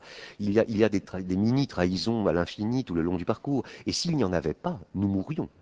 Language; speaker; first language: French; native; French